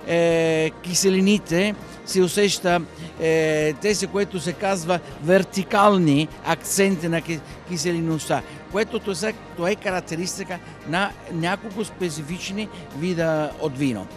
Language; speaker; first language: Bulgarian; non-native, fluent; Italian